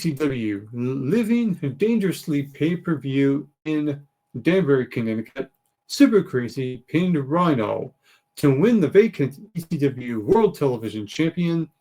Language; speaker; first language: English; native; English